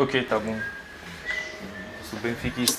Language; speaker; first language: Portuguese; non-native, learner; French